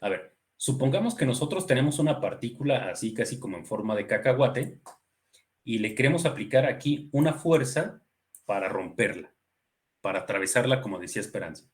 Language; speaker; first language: Spanish; native; Spanish